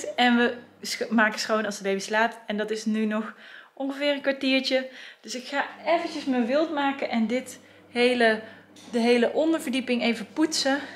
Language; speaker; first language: Dutch; native; Dutch